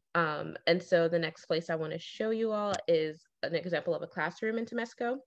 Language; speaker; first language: English; native; English